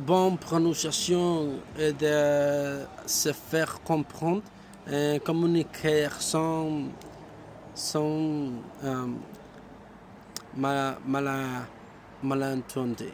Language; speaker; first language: French; non-native, learner; Spanish